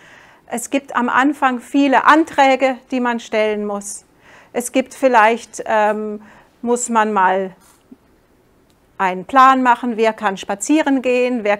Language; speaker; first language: German; non-native, fluent; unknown